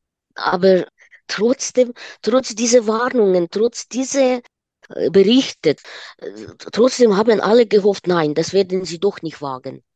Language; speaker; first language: German; non-native, fluent; Ukrainian